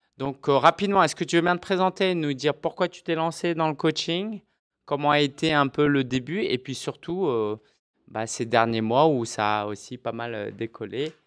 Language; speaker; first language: French; native; French